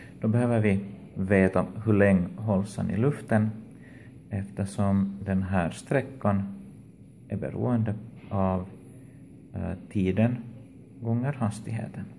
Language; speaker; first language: Swedish; native; Swedish